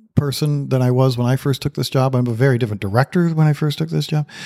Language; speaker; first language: English; native; English